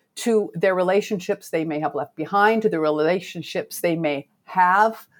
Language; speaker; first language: English; native; English